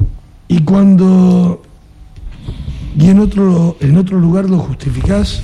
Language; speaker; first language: Spanish; native; Spanish